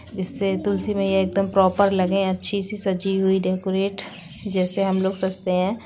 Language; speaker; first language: Hindi; native; Hindi